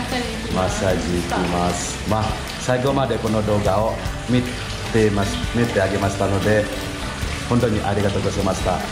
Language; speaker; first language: Japanese; non-native, fluent; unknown